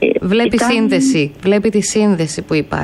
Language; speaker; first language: Greek; native; Greek